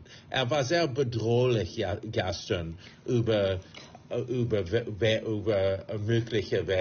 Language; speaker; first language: German; non-native, fluent; English